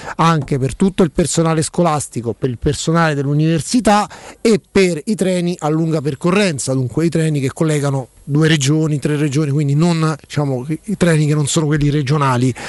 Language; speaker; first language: Italian; native; Italian